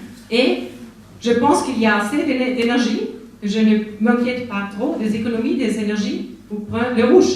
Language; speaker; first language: French; non-native, fluent; Spanish